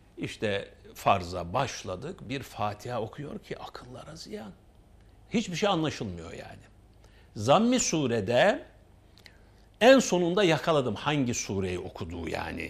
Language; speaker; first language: Turkish; native; Turkish